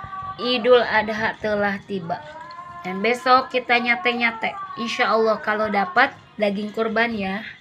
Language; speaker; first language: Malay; non-native, local second language; Sundanese